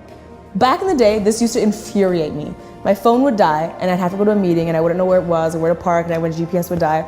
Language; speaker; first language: English; native; English